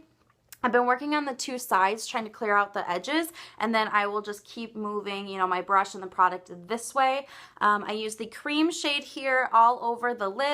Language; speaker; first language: English; native; English